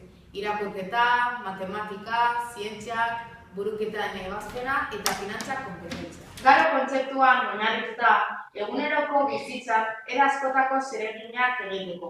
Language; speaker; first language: Basque; native; Basque